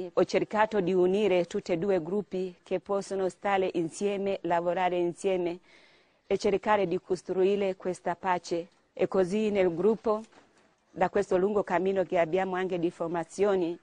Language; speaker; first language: Italian; non-native, fluent; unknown